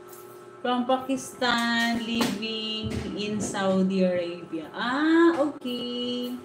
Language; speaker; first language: English; non-native, local second language; Filipino